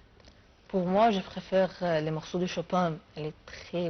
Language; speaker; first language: French; non-native, fluent; Arabic